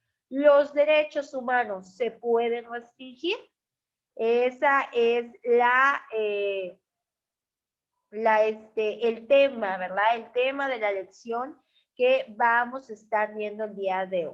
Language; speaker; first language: Spanish; native; Spanish